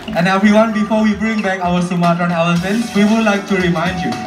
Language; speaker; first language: English; non-native, fluent; Indonesian